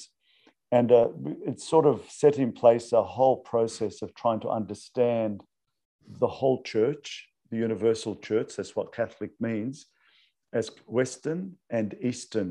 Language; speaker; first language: English; native; English